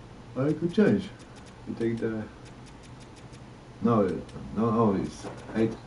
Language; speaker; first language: English; non-native, learner; Polish